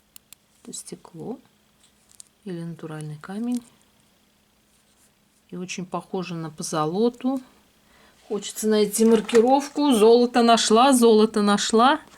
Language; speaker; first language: Russian; native; Russian